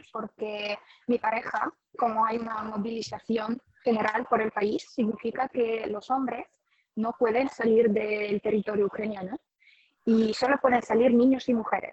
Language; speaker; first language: Spanish; non-native, fluent; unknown